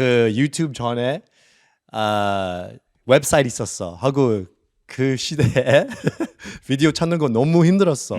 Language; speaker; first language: Korean; early bilingual, heritage; English